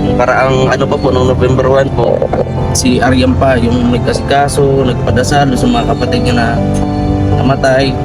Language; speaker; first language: Filipino; non-native, local second language; Cebuano